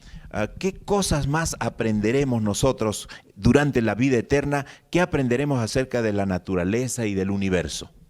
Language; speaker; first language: Spanish; native; Spanish